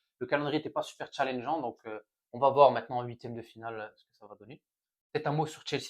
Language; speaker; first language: French; native; French